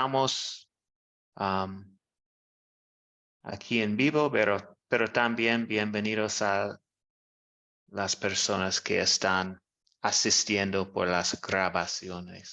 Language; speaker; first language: Spanish; non-native, fluent; English